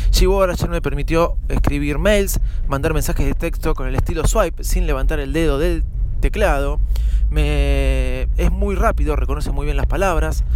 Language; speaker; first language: Spanish; native; Spanish